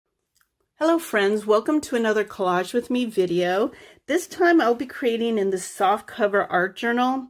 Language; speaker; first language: English; native; English